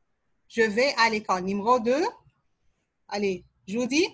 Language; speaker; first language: French; non-native, fluent; Arabic